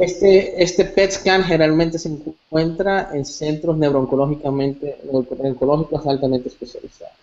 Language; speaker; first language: Spanish; native; Spanish